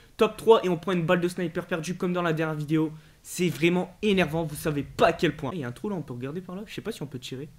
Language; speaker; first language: French; native; French